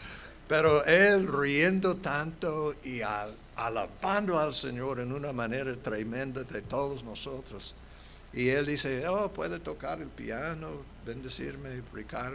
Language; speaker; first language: Spanish; non-native, fluent; English